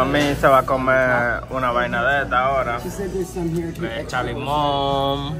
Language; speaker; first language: Spanish; native; Spanish